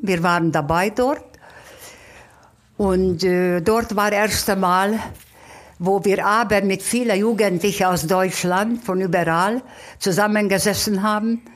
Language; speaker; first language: German; non-native, fluent; Hungarian